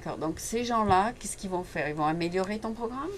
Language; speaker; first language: French; native; French